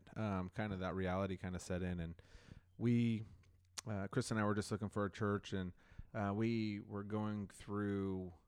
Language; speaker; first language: English; native; English